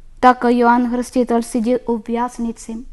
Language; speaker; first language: Ukrainian; non-native, learner; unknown